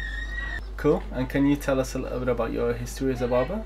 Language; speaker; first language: English; native; English